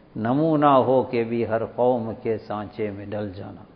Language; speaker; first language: English; native; English